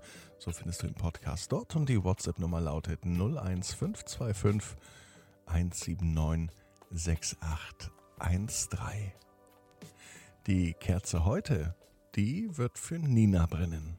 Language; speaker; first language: German; native; German